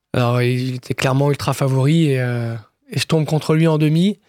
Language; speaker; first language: French; native; French